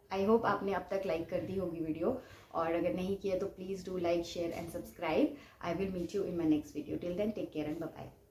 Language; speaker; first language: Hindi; non-native, local second language; Bangla